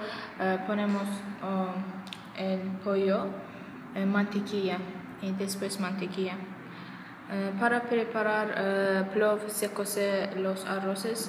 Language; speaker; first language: Spanish; non-native, learner; Azerbaijani